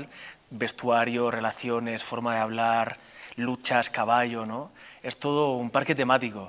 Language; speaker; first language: Spanish; native; Spanish